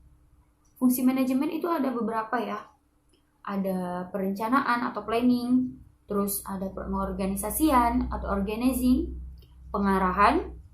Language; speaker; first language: Indonesian; native; Indonesian